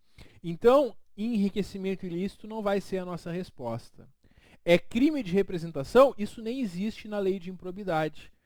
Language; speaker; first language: Portuguese; native; Portuguese